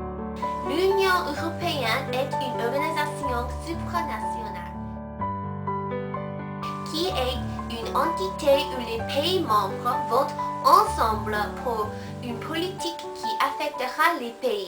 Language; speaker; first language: French; non-native, learner; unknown